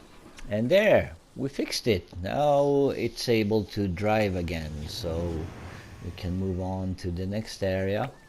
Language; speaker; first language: English; non-native, fluent; Swedish